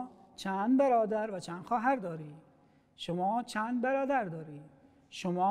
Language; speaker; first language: Persian; non-native, fluent; Arabic